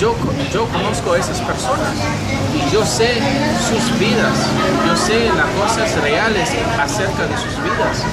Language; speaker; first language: Spanish; non-native, learner; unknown